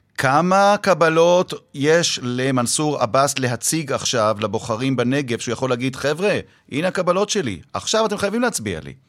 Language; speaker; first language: Hebrew; native; Hebrew